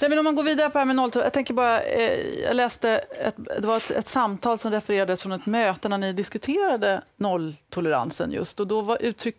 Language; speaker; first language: Swedish; native; Swedish